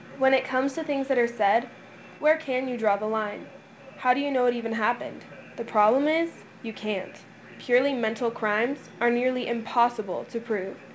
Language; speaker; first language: English; native; English